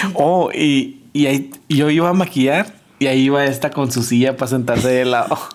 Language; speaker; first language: Spanish; early bilingual, heritage; Spanish